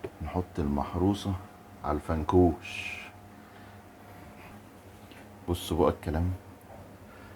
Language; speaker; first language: Arabic; native; Arabic